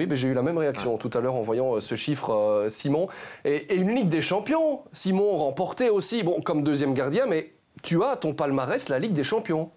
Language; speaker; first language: French; native; French